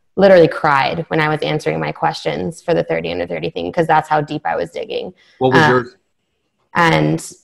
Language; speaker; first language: English; native; English